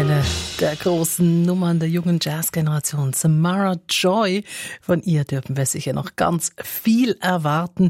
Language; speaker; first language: German; native; German